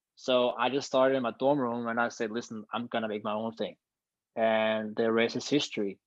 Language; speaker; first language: English; non-native, fluent; Danish